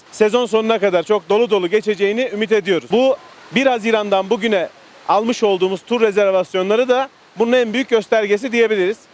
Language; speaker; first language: Turkish; native; Turkish